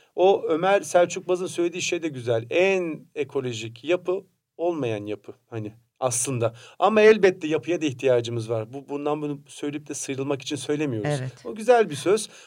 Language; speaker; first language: Turkish; native; Turkish